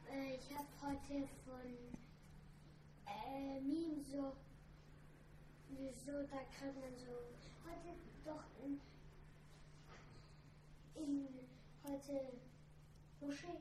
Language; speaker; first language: German; early bilingual, other home language; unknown